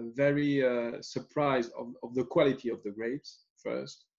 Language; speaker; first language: English; non-native, fluent; French